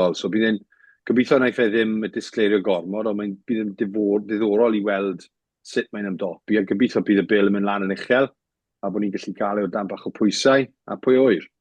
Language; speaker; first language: Welsh; native; Welsh